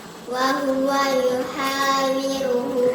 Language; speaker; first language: Arabic; non-native, learner; Indonesian